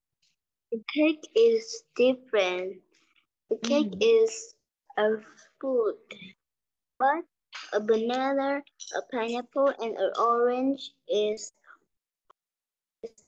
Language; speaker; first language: English; non-native, learner; Vietnamese